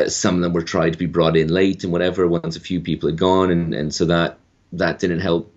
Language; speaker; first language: English; native; English